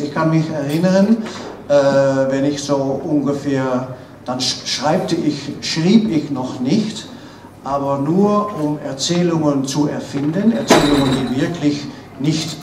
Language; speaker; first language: German; non-native, fluent; Dutch